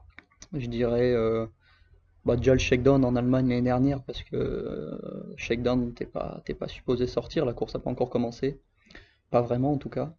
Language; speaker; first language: French; native; French